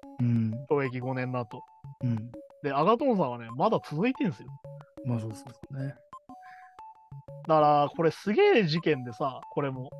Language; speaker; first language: Japanese; native; Japanese